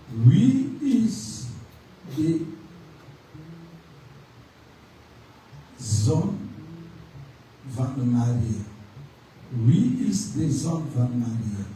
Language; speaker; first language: Dutch; non-native, learner; French